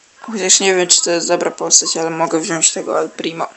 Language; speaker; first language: Polish; native; Polish